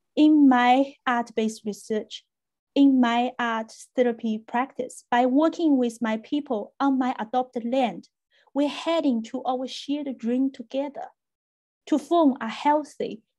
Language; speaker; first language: English; non-native, fluent; Chinese